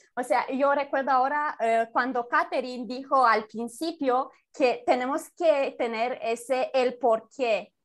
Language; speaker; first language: Spanish; native; Spanish